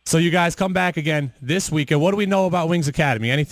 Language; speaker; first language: English; native; English